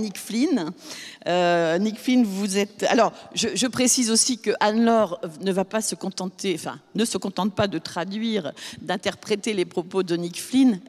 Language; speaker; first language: French; native; French